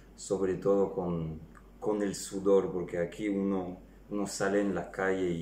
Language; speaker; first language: Spanish; non-native, fluent; French